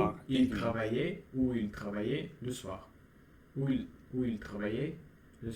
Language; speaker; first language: French; non-native, learner; Russian